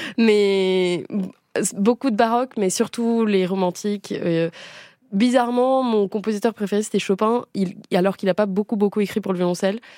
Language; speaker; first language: French; early bilingual, other home language; Portuguese